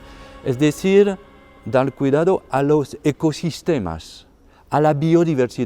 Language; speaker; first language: Spanish; non-native, fluent; French